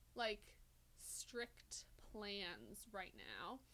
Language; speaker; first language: English; native; English